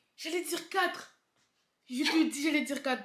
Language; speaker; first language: French; native; French